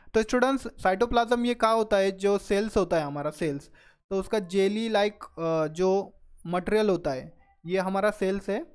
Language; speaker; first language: Hindi; non-native, local second language; Marathi